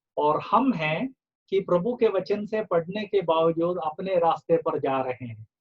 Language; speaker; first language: Hindi; native; Hindi